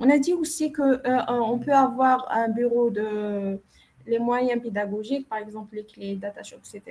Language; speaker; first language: French; non-native, local second language; Arabic